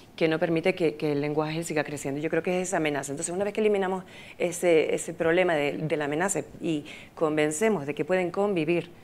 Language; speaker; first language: Spanish; native; Spanish